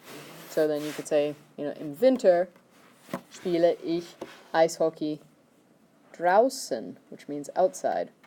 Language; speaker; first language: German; non-native, fluent; English